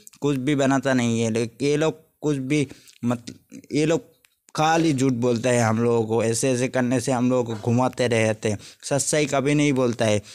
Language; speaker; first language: Hindi; non-native, local second language; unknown